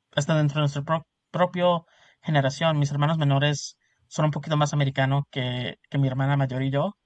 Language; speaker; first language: Spanish; early bilingual, heritage; Spanish